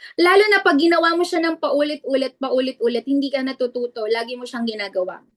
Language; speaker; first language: Filipino; non-native, local second language; Iloko